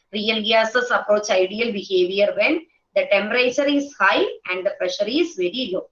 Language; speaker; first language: English; non-native, local second language; Malayalam